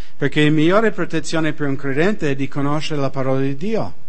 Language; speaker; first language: Italian; non-native, fluent; English